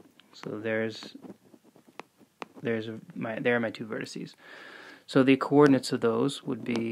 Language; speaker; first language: English; native; English